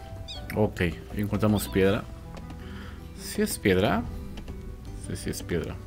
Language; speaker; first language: Spanish; native; Spanish